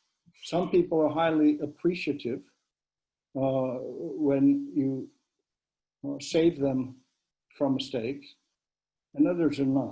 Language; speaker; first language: English; native; English